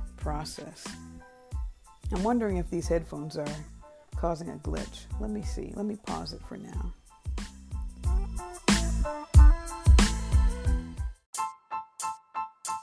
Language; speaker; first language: English; native; English